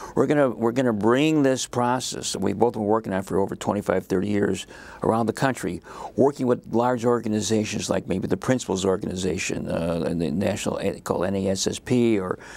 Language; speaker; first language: English; native; English